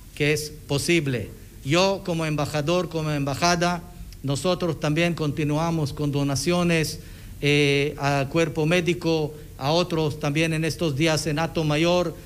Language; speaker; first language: Spanish; non-native, fluent; Hebrew